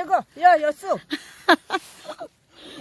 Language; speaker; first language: Korean; native; Korean